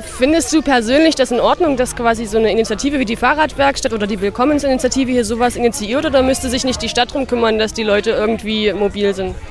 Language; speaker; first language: German; native; German